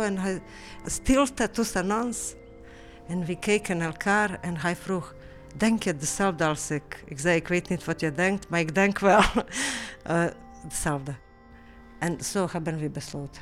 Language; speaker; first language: Dutch; non-native, learner; Bosnian